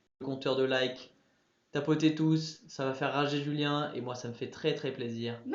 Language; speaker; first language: French; early bilingual, other home language; English